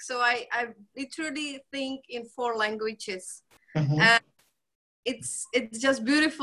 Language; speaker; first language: English; non-native, fluent; Czech